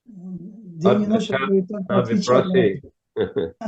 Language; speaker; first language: Russian; native; Russian